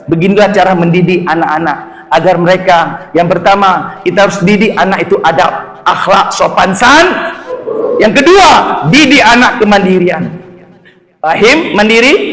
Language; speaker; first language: Indonesian; non-native, local second language; Achinese